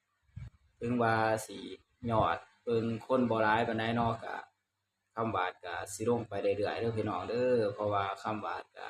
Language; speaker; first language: Thai; non-native, local second language; Lao